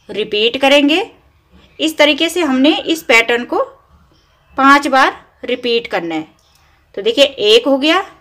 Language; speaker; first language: Hindi; native; Hindi